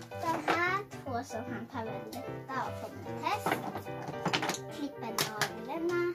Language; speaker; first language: Swedish; early bilingual, other home language; Hungarian